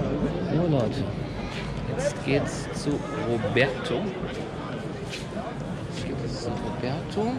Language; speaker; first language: German; native; German